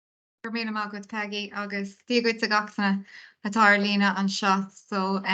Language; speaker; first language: Irish; non-native, local second language; English